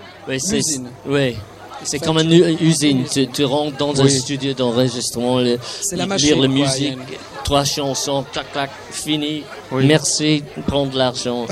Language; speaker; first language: French; non-native, fluent; English